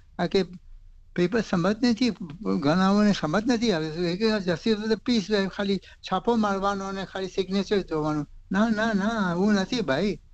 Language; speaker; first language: Gujarati; native; Gujarati